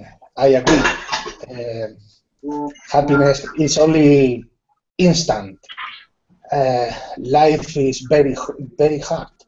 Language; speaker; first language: English; non-native, learner; Spanish